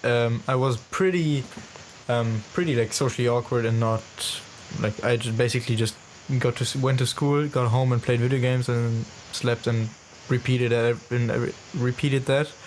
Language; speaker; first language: English; non-native, fluent; German